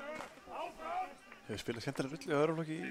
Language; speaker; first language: Icelandic; native; Icelandic